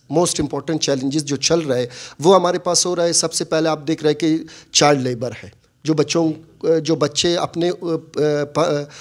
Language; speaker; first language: Urdu; non-native, local second language; Baluchi